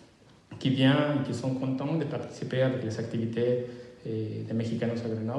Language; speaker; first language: French; non-native, fluent; Spanish